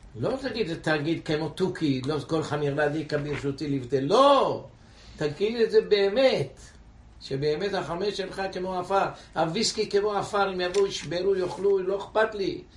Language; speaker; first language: Hebrew; non-native, fluent; English